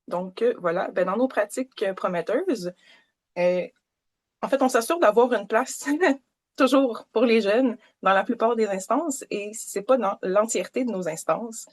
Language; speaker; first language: French; native; French